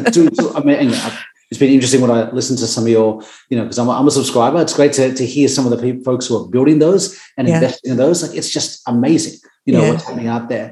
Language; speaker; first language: English; native; English